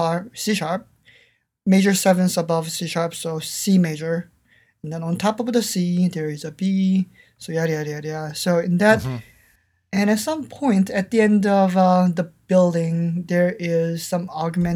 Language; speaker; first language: English; non-native, fluent; Korean